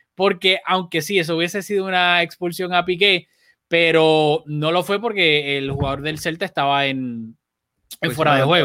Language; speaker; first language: Spanish; native; Spanish